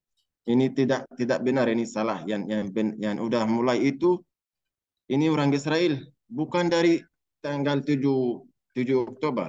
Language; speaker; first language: Indonesian; non-native, learner; Arabic